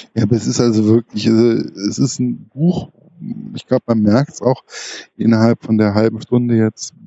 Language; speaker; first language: German; native; German